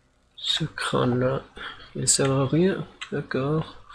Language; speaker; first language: French; non-native, learner; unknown